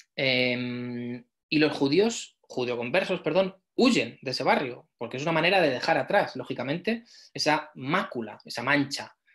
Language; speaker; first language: Spanish; native; Spanish